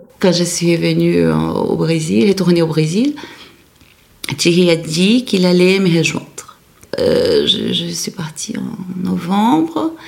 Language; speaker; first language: French; non-native, fluent; Portuguese